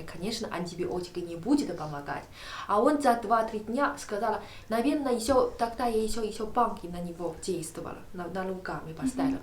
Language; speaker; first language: Russian; non-native, learner; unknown